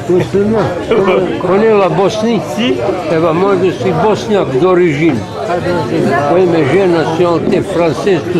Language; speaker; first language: French; non-native, learner; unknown